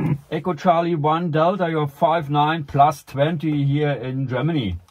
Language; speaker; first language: English; non-native, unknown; German